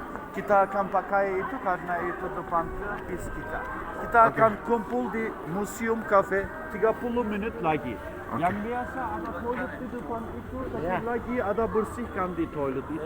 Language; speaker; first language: Indonesian; non-native, fluent; Turkish